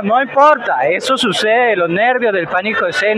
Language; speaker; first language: Spanish; native; Spanish